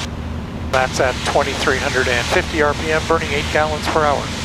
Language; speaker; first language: English; native; English